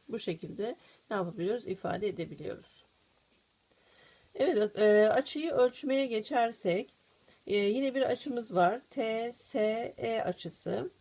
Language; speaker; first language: Turkish; native; Turkish